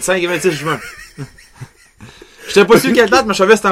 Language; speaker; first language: French; native; French